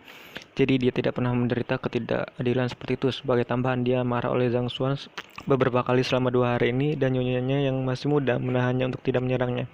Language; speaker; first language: Indonesian; native; Indonesian